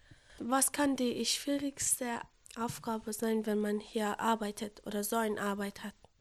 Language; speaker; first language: German; non-native, learner; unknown